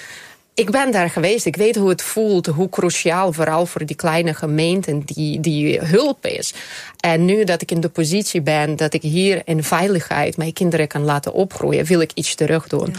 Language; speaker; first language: Dutch; non-native, fluent; Ukrainian